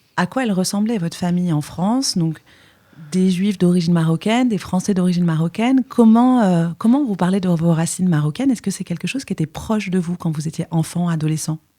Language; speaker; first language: French; native; French